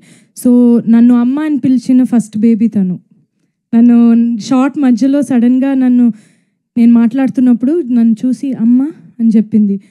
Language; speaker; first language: Telugu; non-native, fluent; Tamil